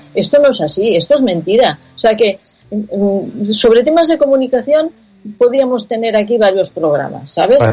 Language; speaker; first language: Spanish; non-native, local second language; Catalan